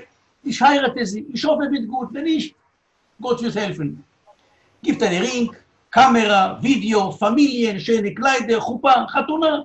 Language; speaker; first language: German; non-native, learner; Hebrew